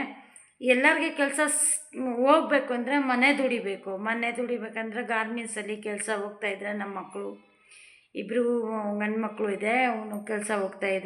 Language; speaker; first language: Kannada; non-native, local second language; Hindi